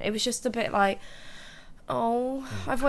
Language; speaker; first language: English; native; English